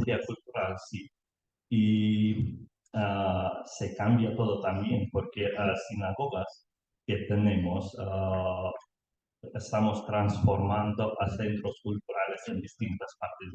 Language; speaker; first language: Spanish; non-native, learner; Lithuanian